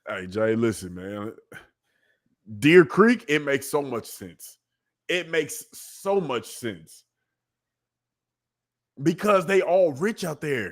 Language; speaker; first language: English; native; English